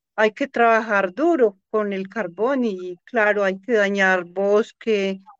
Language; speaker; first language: Spanish; native; Spanish